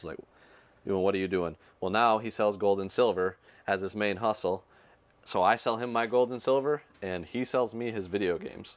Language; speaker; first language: English; native; English